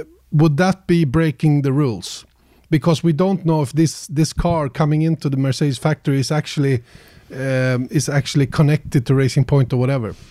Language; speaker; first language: English; non-native, fluent; Swedish